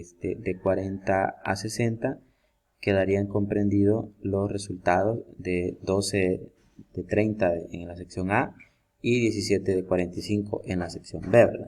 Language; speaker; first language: Spanish; native; Spanish